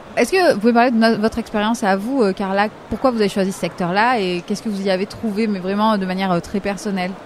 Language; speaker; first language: French; native; French